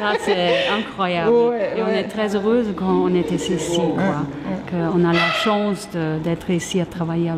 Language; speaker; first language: French; non-native, fluent; German